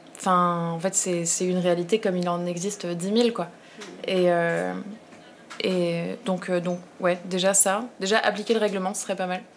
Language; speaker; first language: French; native; French